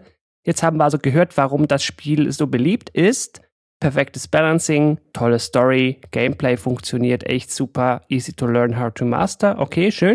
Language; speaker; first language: German; native; German